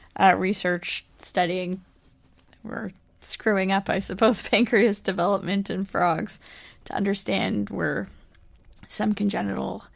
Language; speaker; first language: English; native; English